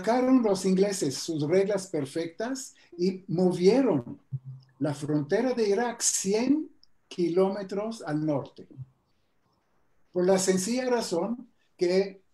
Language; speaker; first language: Spanish; non-native, fluent; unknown